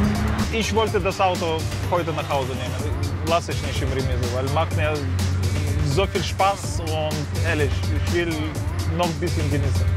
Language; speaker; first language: German; non-native, fluent; Russian